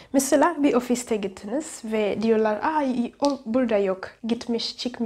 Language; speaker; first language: Turkish; non-native, fluent; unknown